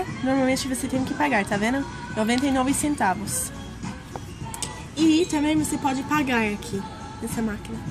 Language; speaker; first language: Portuguese; non-native, fluent; English